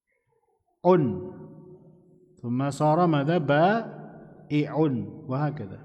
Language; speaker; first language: Arabic; non-native, fluent; Indonesian